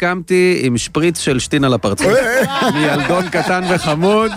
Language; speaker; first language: Hebrew; native; Hebrew